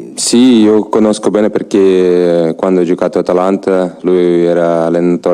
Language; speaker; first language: Italian; non-native, learner; Ukrainian